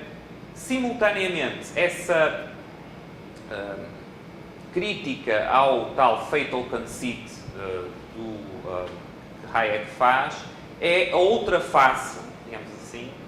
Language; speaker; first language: Portuguese; native; Portuguese